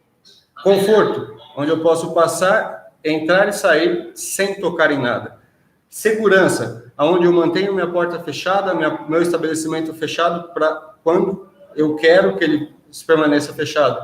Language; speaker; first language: Portuguese; native; Portuguese